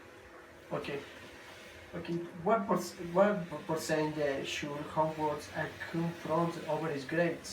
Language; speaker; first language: English; non-native, learner; Spanish